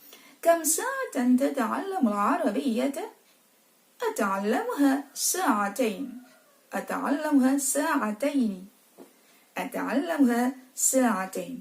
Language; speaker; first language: Arabic; non-native, fluent; Indonesian